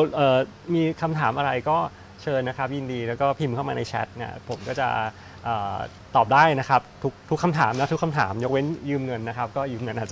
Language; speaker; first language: Thai; native; Thai